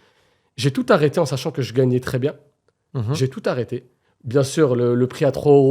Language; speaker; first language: French; native; French